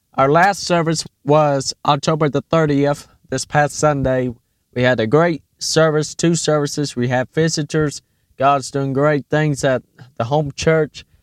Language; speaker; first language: English; native; English